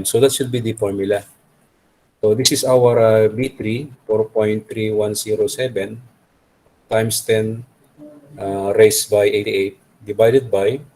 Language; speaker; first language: English; non-native, local second language; Filipino